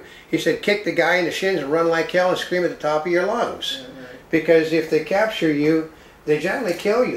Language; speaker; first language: English; native; English